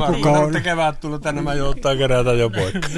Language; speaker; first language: Finnish; native; Finnish